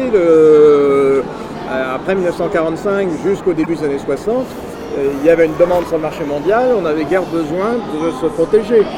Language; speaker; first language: French; native; French